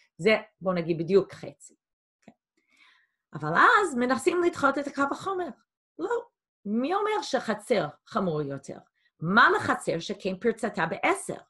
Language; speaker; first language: Hebrew; non-native, fluent; English